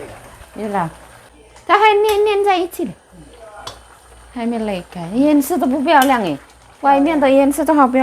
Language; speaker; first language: Chinese; non-native, learner; Javanese